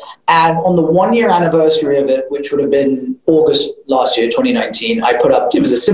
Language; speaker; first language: English; native; English